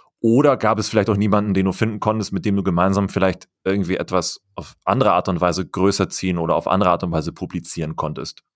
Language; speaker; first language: German; native; German